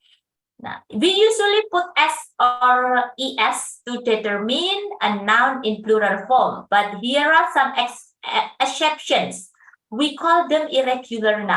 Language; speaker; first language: English; non-native, fluent; Indonesian